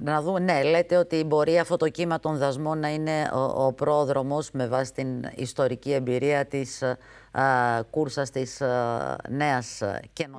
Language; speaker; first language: Greek; native; Greek